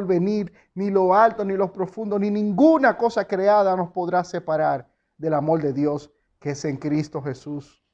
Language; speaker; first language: Spanish; native; Spanish